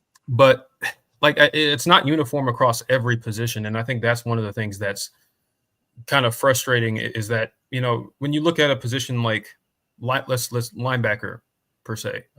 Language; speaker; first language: English; native; English